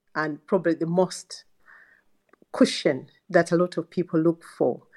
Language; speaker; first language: English; non-native, local second language; Ganda